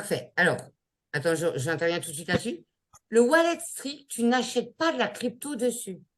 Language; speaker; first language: French; native; French